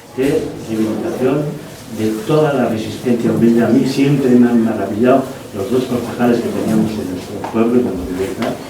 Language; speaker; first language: Spanish; non-native, local second language; Basque